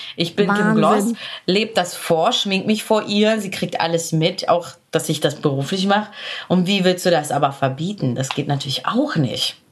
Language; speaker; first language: German; early bilingual, other home language; Polish